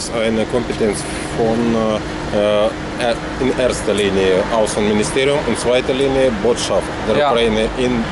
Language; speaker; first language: German; non-native, fluent; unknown